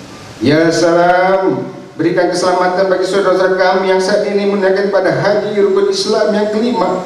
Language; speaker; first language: Indonesian; native; Indonesian